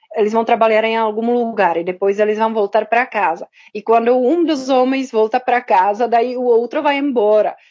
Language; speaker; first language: Portuguese; non-native, fluent; Czech